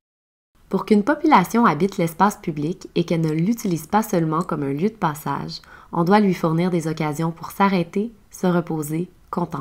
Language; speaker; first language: French; native; French